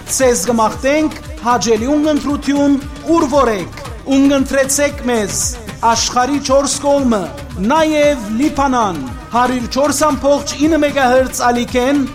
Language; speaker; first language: Armenian; native; Armenian